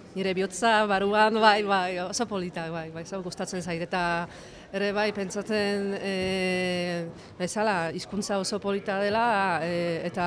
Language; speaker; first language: Basque; non-native, learner; Polish